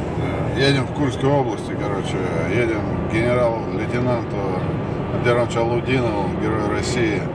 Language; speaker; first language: Russian; native; Russian